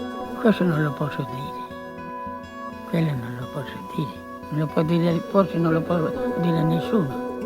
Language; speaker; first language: Italian; non-native, local second language; Sardinian